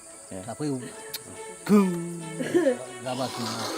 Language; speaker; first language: Indonesian; non-native, local second language; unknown